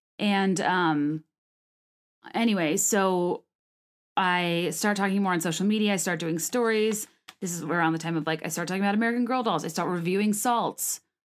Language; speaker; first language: English; native; English